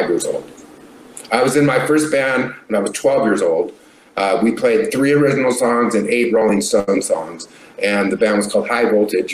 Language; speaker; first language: English; native; English